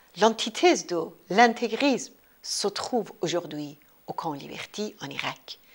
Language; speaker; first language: French; non-native, fluent; Persian